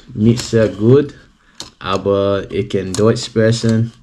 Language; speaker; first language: German; non-native, learner; English